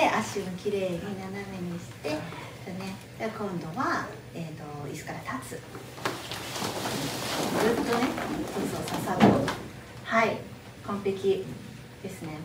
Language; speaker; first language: Japanese; native; Japanese